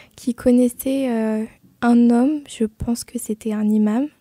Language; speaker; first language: French; native; French